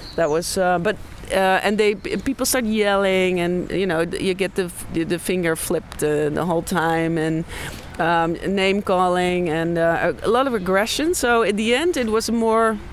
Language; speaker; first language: English; non-native, fluent; Dutch